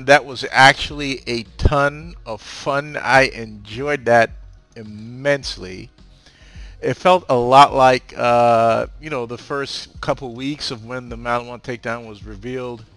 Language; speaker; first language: English; native; English